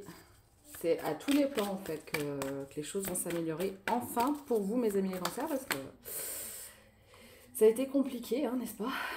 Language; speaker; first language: French; native; French